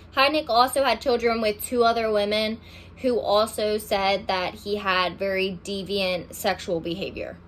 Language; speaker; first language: English; native; English